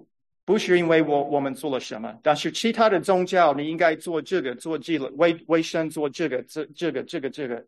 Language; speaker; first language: Chinese; non-native, fluent; English